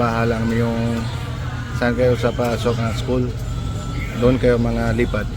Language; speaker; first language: Filipino; non-native, local second language; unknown